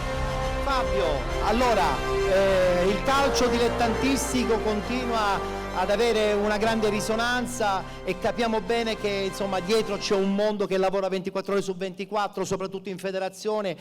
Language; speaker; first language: Italian; native; Italian